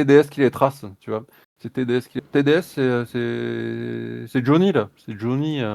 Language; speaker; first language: French; native; French